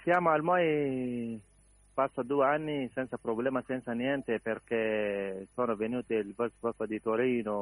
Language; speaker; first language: Italian; non-native, learner; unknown